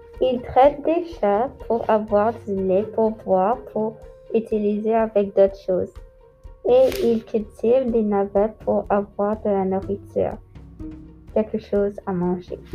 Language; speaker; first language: French; non-native, local second language; English